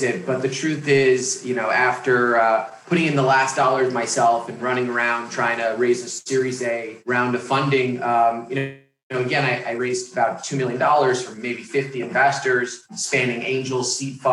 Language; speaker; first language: English; native; English